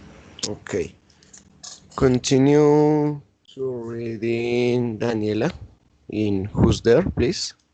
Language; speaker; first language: English; non-native, learner; Spanish